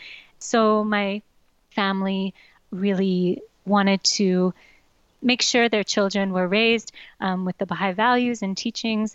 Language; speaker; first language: English; native; English